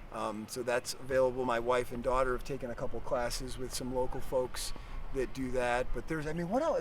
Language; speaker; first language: English; native; English